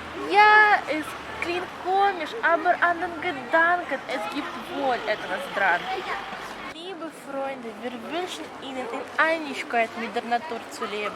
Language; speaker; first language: German; non-native, fluent; Russian